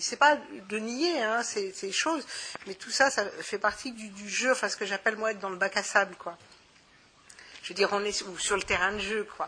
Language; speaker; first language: French; native; French